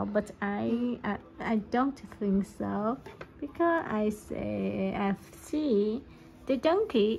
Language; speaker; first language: English; non-native, learner; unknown